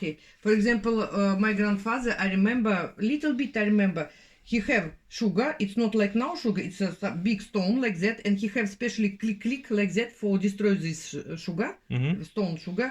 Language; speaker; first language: English; non-native, learner; Russian